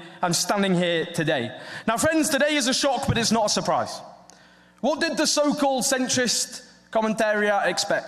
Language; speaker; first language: English; native; English